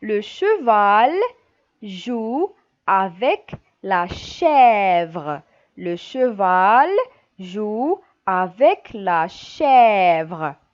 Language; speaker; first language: French; non-native, local second language; Arabic